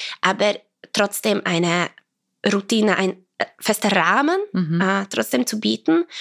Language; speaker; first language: German; non-native, fluent; Croatian